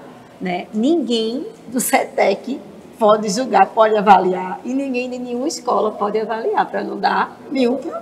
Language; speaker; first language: Portuguese; native; Portuguese